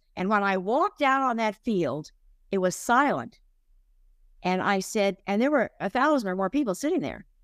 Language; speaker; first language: English; native; English